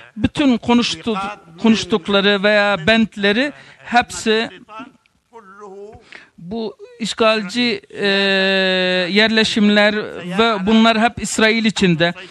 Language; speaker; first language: Turkish; non-native, fluent; Arabic